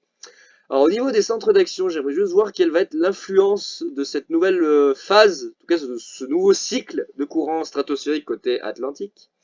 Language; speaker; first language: French; native; French